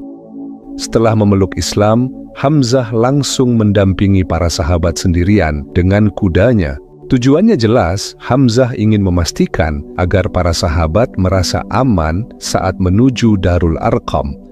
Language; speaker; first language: Indonesian; native; Indonesian